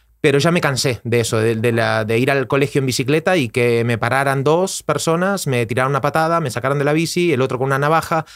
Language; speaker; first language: Spanish; native; Spanish